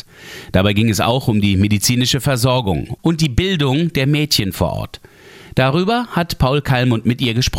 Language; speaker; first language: German; native; German